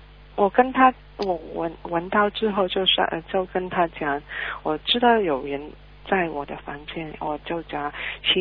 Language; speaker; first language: Chinese; early bilingual, heritage; Chinese